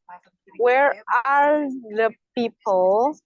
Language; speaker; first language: English; non-native, learner; Indonesian